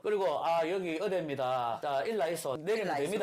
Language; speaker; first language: Korean; native; Korean